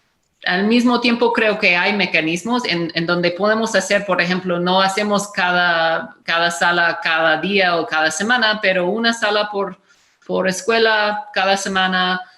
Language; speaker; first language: Spanish; non-native, fluent; English